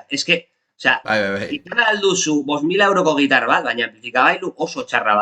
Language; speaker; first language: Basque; non-native, local second language; Spanish